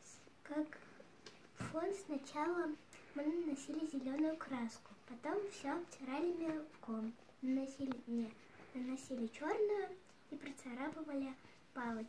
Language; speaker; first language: Russian; native; Russian